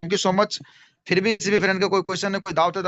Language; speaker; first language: Hindi; native; Hindi